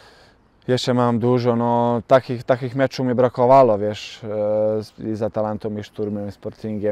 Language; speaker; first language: Polish; non-native, learner; Bosnian